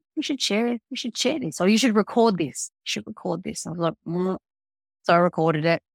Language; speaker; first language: English; early bilingual, other home language; Filipino